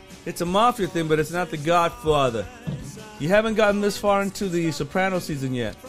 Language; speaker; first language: English; native; English